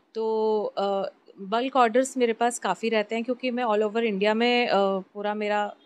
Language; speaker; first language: Hindi; native; Hindi